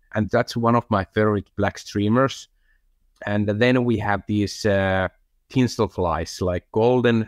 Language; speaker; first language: English; non-native, fluent; Finnish